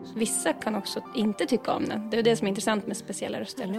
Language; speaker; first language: Swedish; non-native, fluent; Norwegian